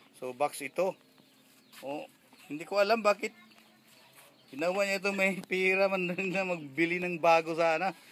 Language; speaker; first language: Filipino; non-native, local second language; Waray